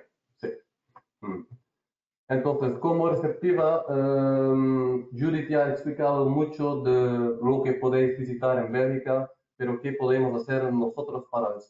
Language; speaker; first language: Spanish; non-native, learner; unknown